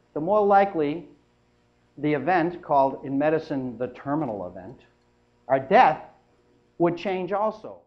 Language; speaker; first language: English; native; English